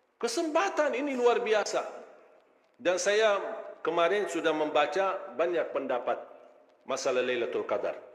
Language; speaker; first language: Malay; non-native, fluent; Arabic